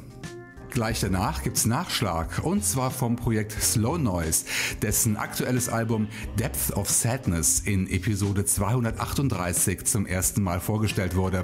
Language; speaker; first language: German; native; German